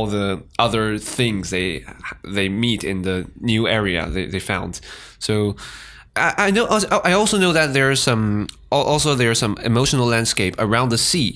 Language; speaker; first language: English; non-native, fluent; Chinese